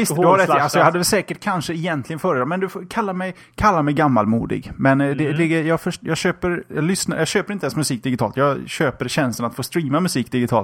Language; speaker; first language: Swedish; native; Swedish